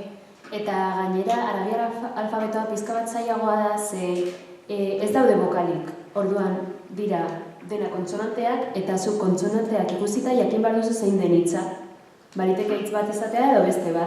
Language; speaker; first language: Basque; early bilingual, other home language; Arabic